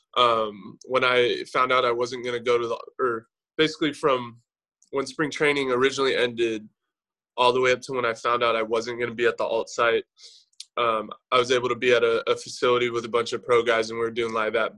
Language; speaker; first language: English; native; English